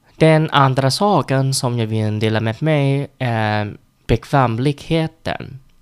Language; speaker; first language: Swedish; non-native, learner; Vietnamese